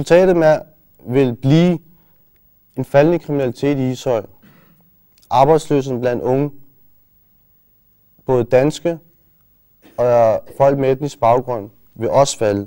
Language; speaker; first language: Danish; early bilingual, other home language; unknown